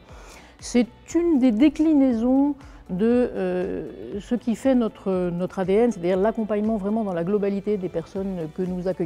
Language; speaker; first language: French; native; French